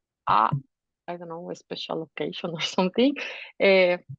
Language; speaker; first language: English; non-native, fluent; Spanish